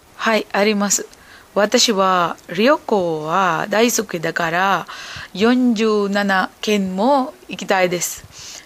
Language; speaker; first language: Japanese; non-native, learner; Sinhala